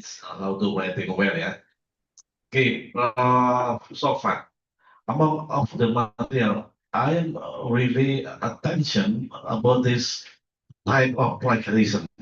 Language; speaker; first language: English; non-native, learner; Indonesian